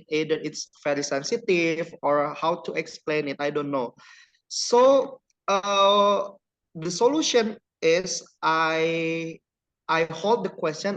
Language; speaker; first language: English; non-native, learner; Indonesian